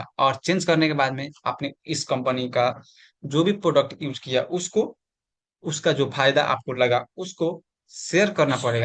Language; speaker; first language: Hindi; non-native, learner; Nepali